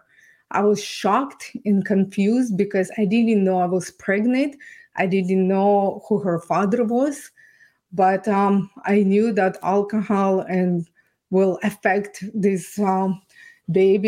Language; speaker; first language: English; non-native, fluent; Ukrainian